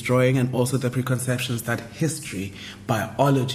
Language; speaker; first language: English; non-native, local second language; Xhosa